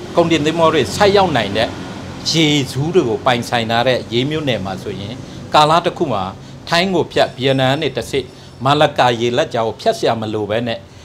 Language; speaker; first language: Burmese; non-native, local second language; Mon